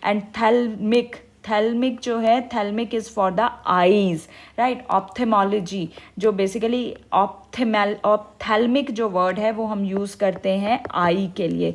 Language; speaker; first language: English; non-native, local second language; Hindi